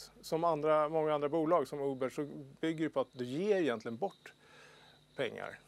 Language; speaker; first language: Swedish; native; Swedish